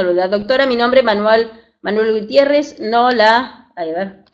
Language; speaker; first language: Spanish; native; Spanish